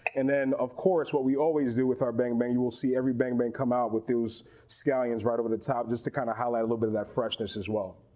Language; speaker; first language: English; native; English